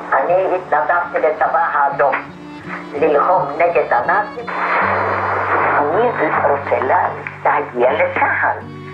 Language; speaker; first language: Hebrew; non-native, fluent; Polish